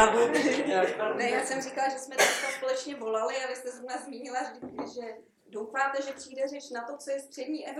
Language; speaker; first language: Czech; native; Czech